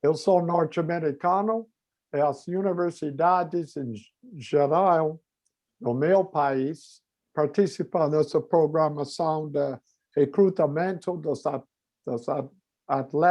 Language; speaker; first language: Portuguese; non-native, learner; English